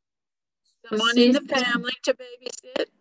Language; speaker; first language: English; native; English